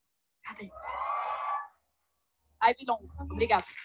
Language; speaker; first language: Portuguese; non-native, fluent; Arabic